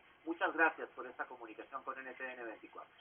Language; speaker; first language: Spanish; native; Spanish